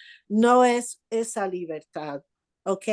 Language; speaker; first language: Spanish; non-native, fluent; English